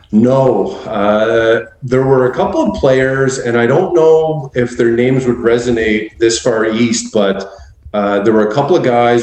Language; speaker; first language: English; native; English